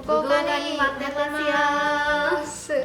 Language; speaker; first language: Japanese; non-native, learner; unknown